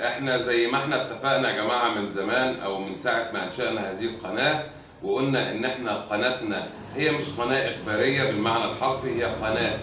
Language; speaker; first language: Arabic; native; Arabic